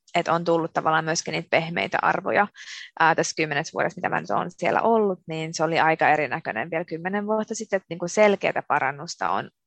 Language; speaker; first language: Finnish; native; Finnish